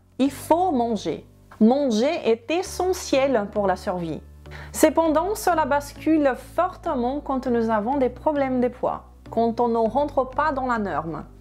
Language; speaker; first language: French; non-native, fluent; Portuguese